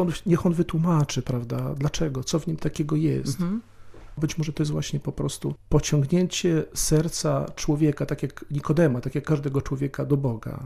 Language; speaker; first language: Polish; native; Polish